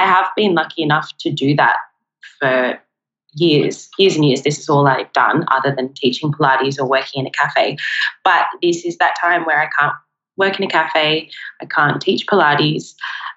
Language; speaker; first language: English; native; English